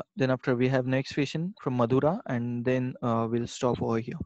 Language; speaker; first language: English; non-native, local second language; Marathi